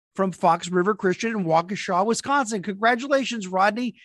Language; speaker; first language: English; native; English